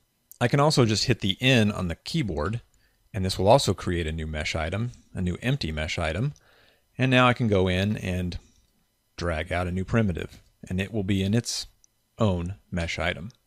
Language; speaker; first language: English; native; English